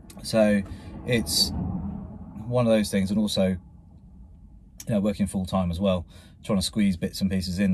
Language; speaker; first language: English; native; English